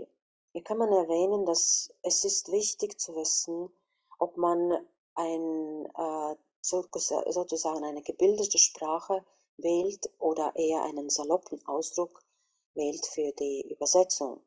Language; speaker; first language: German; non-native, fluent; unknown